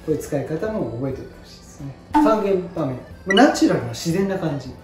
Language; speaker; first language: Japanese; native; Japanese